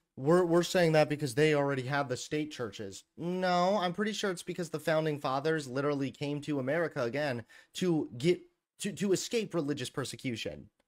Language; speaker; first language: English; native; English